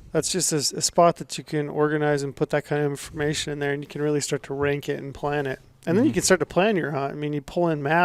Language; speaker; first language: English; native; English